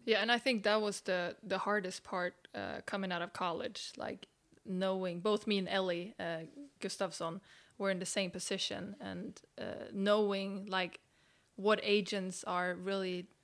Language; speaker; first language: English; non-native, fluent; Swedish